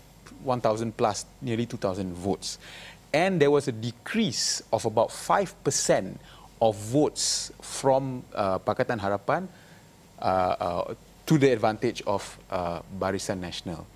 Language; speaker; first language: English; non-native, local second language; Malay